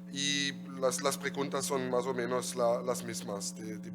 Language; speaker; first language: Spanish; non-native, learner; German